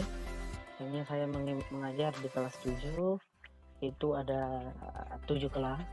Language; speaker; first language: Indonesian; native; Indonesian